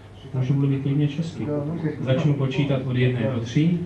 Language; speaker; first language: Russian; non-native, learner; Czech